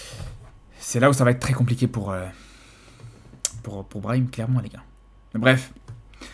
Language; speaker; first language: French; native; French